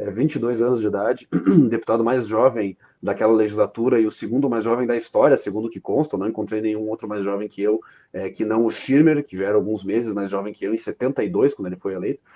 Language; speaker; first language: Portuguese; native; Portuguese